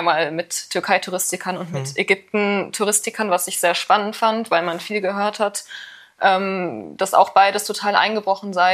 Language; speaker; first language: German; native; German